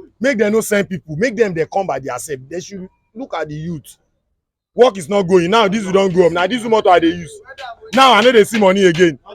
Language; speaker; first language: Nigerian Pidgin; non-native, local second language; Yoruba